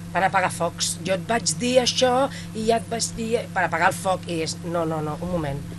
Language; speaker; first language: Catalan; native; Catalan